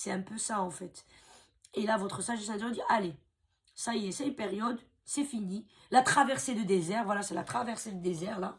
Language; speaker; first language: French; native; French